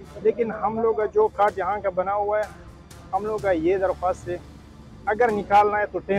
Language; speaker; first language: Hindi; non-native, local second language; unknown